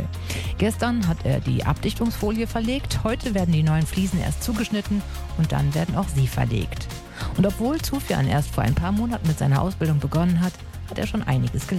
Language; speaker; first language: German; native; German